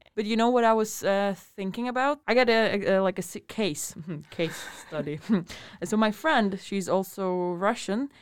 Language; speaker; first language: English; non-native, fluent; Russian